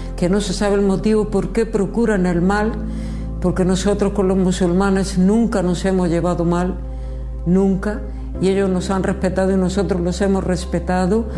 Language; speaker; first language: Spanish; native; Spanish